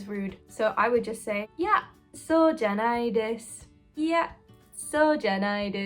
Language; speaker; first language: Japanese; non-native, fluent; English